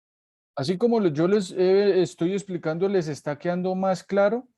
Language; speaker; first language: Spanish; native; Spanish